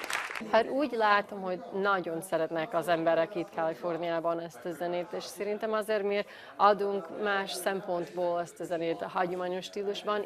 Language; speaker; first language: Hungarian; non-native, fluent; English